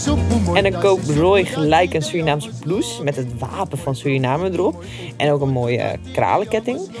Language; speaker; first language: Dutch; native; Dutch